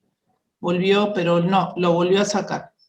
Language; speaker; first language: Spanish; native; Spanish